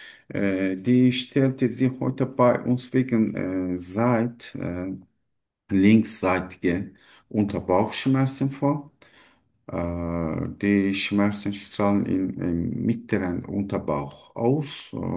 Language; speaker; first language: German; non-native, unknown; Turkish